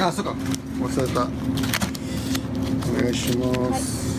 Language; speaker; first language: Japanese; non-native, learner; English